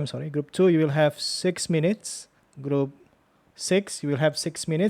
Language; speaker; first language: English; non-native, fluent; Indonesian